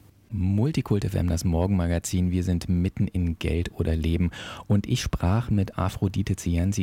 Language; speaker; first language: German; native; German